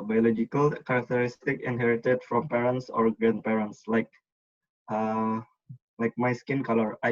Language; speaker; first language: English; non-native, learner; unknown